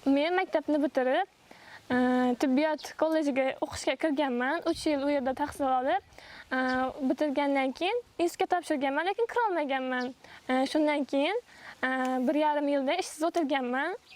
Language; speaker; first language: Uzbek; native; Uzbek